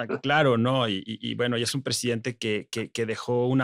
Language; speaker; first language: Spanish; native; Spanish